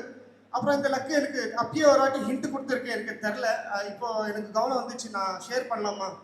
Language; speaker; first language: Tamil; non-native, local second language; Kannada